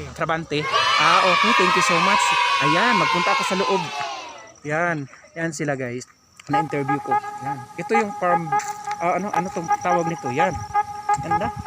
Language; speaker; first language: Filipino; non-native, local second language; Cebuano